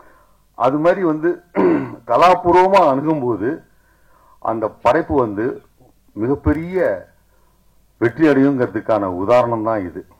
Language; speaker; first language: Tamil; native; Tamil